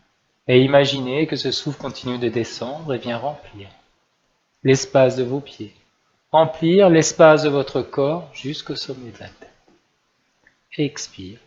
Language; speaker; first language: French; native; French